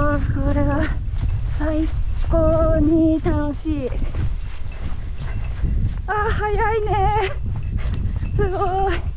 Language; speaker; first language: Japanese; native; Japanese